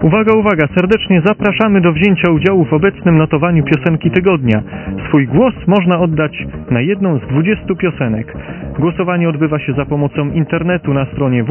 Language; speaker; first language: Polish; native; Polish